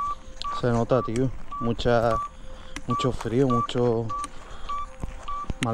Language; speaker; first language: Spanish; native; Spanish